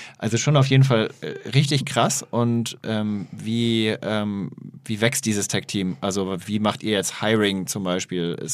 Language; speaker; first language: German; native; German